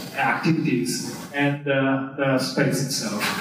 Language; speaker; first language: English; non-native, fluent; Japanese